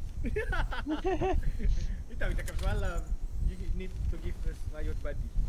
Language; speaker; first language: English; non-native, local second language; Malay